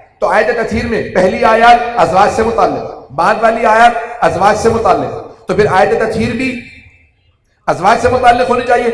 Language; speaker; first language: Urdu; native; Urdu